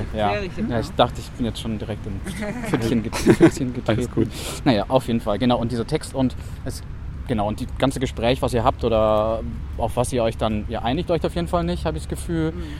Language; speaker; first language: German; native; German